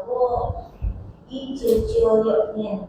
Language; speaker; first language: Chinese; non-native, learner; Indonesian